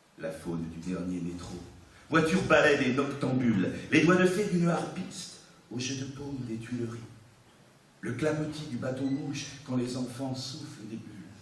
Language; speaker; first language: French; native; French